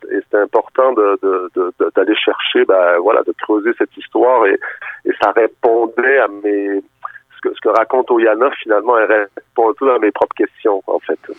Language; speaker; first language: French; native; French